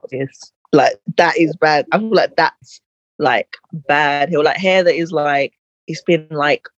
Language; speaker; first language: English; native; English